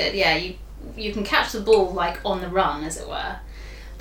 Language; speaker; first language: English; native; English